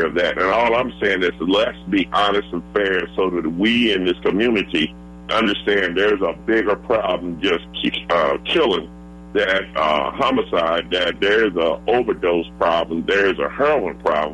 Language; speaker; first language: English; native; English